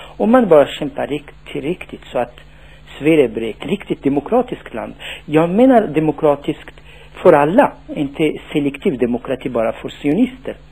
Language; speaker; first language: Swedish; non-native, fluent; Tachelhit